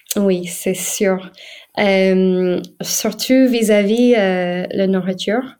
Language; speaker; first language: French; non-native, fluent; English